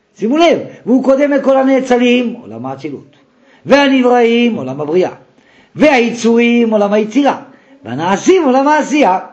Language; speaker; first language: Hebrew; native; Hebrew